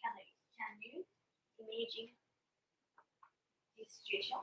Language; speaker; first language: English; non-native, learner; Japanese